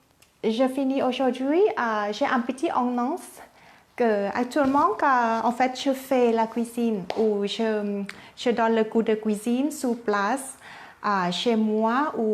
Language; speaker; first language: French; non-native, learner; Thai